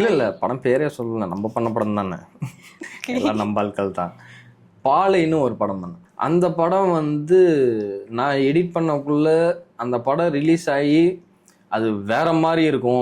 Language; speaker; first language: Tamil; native; Tamil